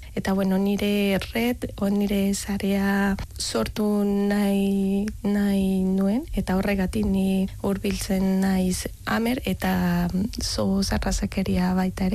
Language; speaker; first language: Basque; non-native, learner; Spanish